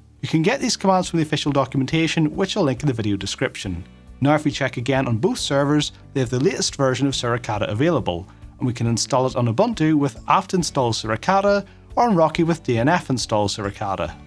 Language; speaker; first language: English; native; English